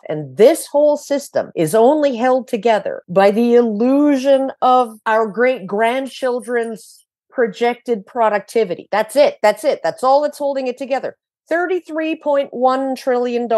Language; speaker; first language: English; native; English